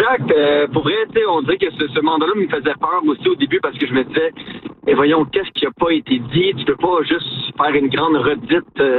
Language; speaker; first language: French; native; French